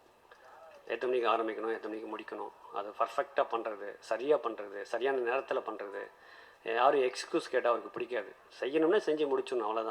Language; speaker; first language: Tamil; native; Tamil